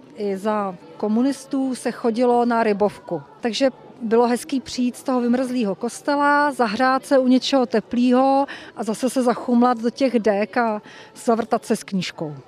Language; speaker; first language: Czech; native; Czech